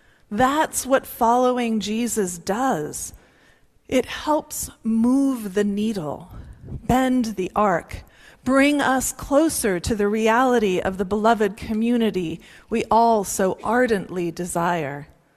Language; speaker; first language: English; native; English